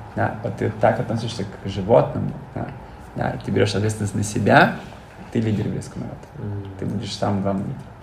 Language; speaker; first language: Russian; early bilingual, heritage; Russian